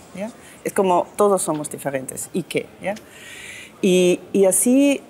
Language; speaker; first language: Spanish; non-native, fluent; German